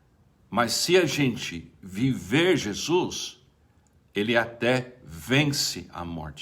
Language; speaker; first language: Portuguese; non-native, fluent; English